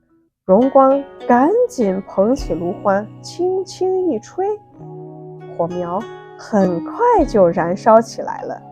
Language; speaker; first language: Chinese; native; Chinese